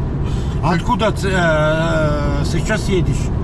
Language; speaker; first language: Russian; native; Russian